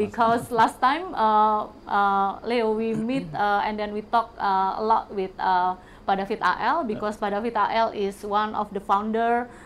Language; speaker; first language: English; non-native, fluent; Indonesian